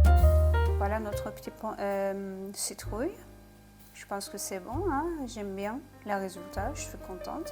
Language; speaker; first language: French; non-native, fluent; Turkish